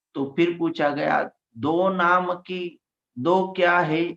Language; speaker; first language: Hindi; non-native, local second language; Marathi